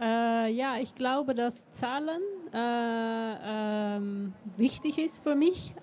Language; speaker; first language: German; non-native, learner; Dutch